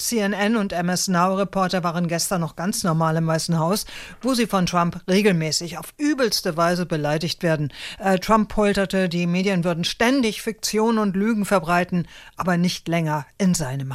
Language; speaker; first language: German; native; German